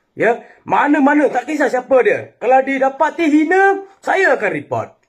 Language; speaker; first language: Malay; non-native, local second language; Tamil